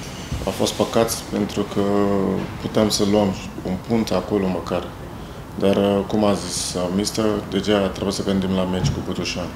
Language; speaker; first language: Romanian; non-native, fluent; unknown